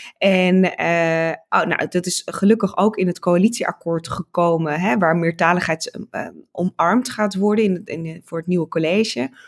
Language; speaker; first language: Dutch; early bilingual, other home language; Tigrinya